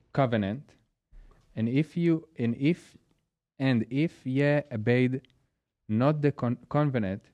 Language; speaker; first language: English; non-native, fluent; Hebrew